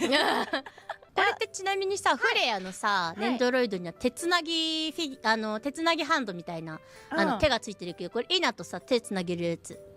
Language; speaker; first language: Japanese; native; Japanese